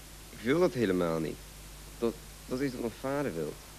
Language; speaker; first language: Dutch; early bilingual, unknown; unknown